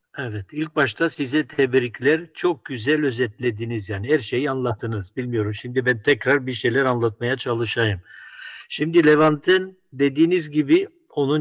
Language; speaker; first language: Turkish; non-native, local second language; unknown